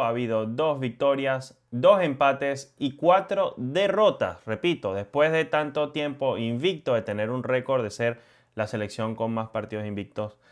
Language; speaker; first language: Spanish; native; Spanish